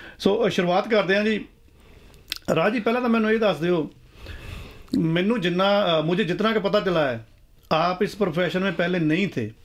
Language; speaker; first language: Punjabi; native; Punjabi